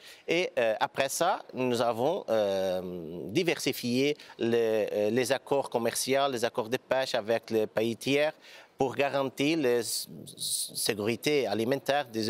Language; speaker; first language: French; non-native, learner; Portuguese